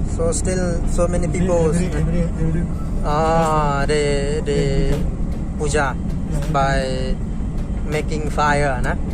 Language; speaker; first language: English; non-native, learner; Thai